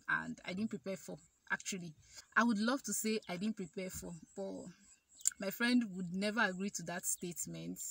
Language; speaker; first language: English; non-native, local second language; Igbo